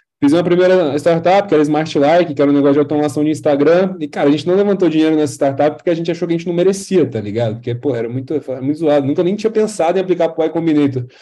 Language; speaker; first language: Portuguese; native; Portuguese